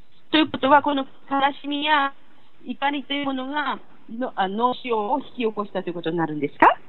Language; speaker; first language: Japanese; native; Japanese